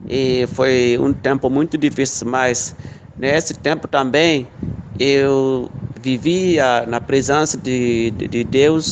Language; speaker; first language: Portuguese; non-native, local second language; Fula